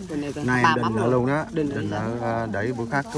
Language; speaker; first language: Vietnamese; native; Vietnamese